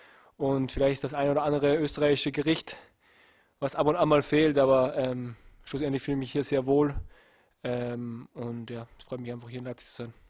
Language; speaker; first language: German; native; German